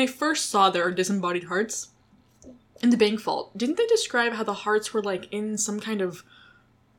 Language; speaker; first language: English; native; English